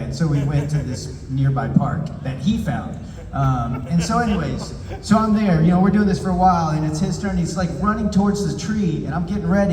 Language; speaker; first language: English; native; English